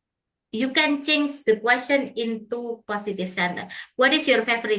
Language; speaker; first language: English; non-native, learner; Indonesian